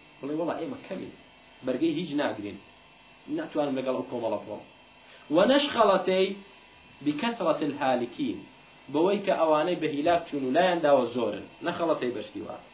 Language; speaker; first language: Central Kurdish; native; Central Kurdish